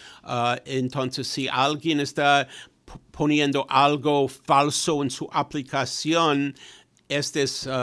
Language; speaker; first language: Spanish; non-native, fluent; English